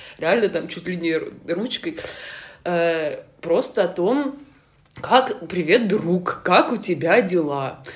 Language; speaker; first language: Russian; native; Russian